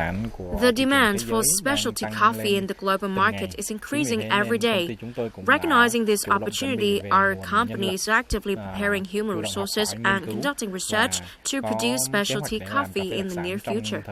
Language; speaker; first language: English; non-native, fluent; Vietnamese